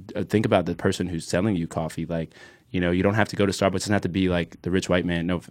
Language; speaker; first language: English; native; English